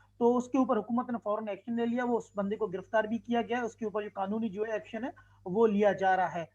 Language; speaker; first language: Urdu; non-native, local second language; Sindhi